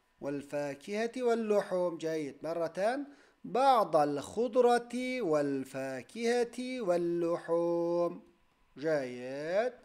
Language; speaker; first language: Arabic; non-native, fluent; Turkish